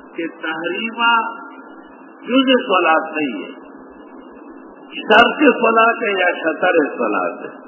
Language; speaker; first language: Urdu; non-native, local second language; Pashto